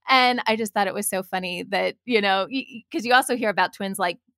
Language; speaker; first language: English; native; English